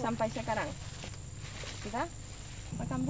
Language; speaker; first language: Indonesian; non-native, learner; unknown